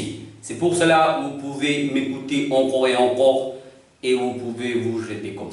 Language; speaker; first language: French; non-native, learner; Hindi